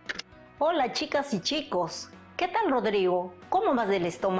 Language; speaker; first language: Spanish; native; Spanish